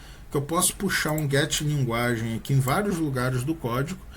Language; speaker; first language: Portuguese; native; Portuguese